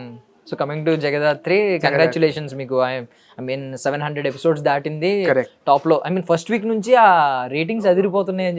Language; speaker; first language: Telugu; native; Telugu